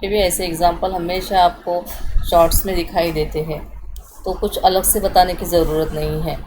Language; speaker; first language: Hindi; non-native, local second language; Marathi